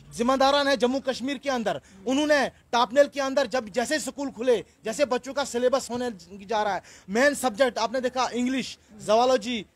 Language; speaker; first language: Hindi; non-native, local second language; Kashmiri